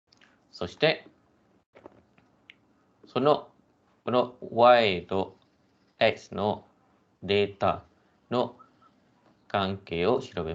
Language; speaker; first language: Japanese; non-native, fluent; Malay